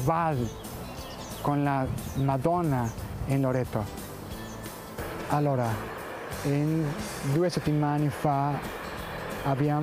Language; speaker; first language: Italian; non-native, learner; Spanish